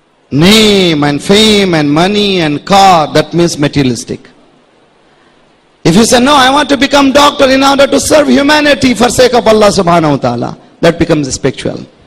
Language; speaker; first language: English; non-native, local second language; Urdu